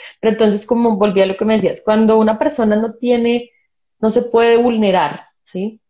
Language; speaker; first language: Spanish; native; Spanish